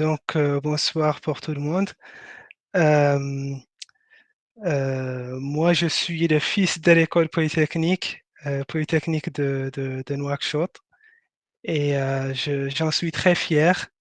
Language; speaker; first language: French; non-native, local second language; Arabic